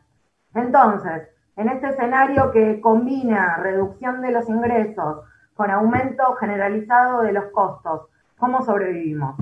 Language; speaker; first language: Spanish; native; Spanish